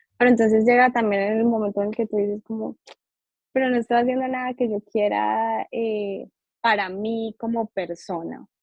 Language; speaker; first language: Spanish; native; Spanish